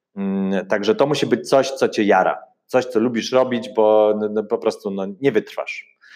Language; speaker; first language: Polish; early bilingual, heritage; Polish